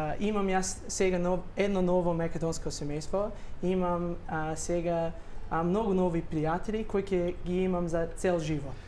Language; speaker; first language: Macedonian; non-native, learner; English